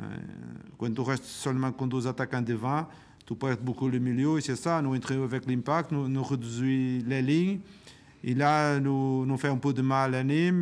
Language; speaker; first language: French; non-native, learner; Portuguese